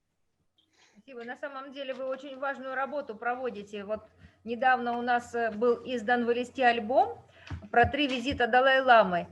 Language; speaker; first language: Russian; native; Russian